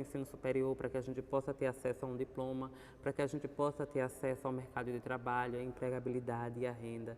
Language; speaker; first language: Portuguese; native; Portuguese